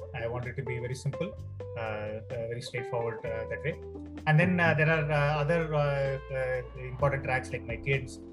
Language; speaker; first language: English; non-native, local second language; Tamil